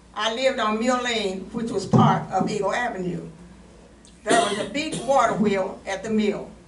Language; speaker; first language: English; native; English